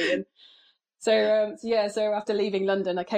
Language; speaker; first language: English; native; English